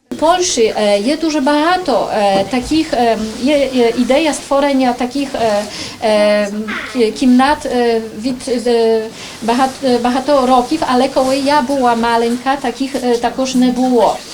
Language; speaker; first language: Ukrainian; non-native, fluent; Polish